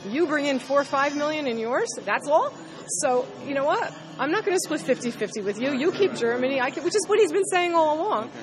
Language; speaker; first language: English; native; English